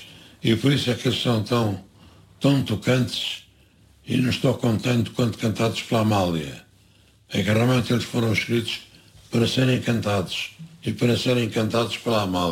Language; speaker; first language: Portuguese; native; Portuguese